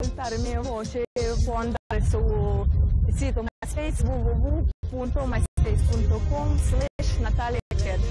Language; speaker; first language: Italian; non-native, learner; Russian